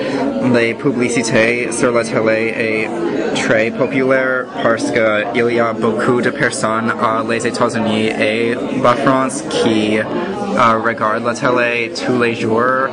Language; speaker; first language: French; non-native, learner; English